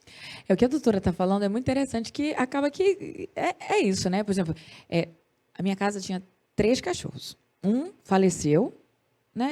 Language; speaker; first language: Portuguese; native; Portuguese